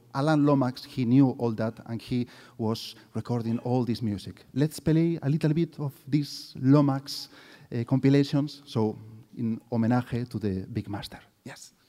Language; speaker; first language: English; non-native, fluent; Spanish